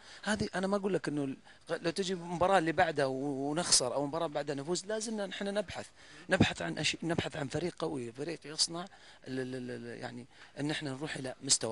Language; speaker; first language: Arabic; native; Arabic